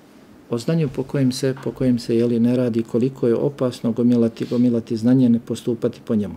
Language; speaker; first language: Serbian; native; Serbian